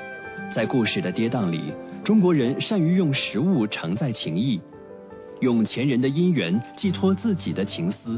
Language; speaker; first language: Chinese; native; Chinese